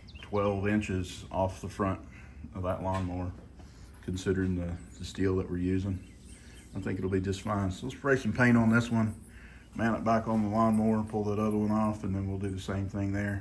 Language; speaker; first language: English; native; English